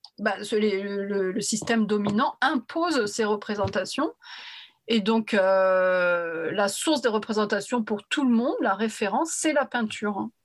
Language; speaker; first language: French; early bilingual, other home language; Arabic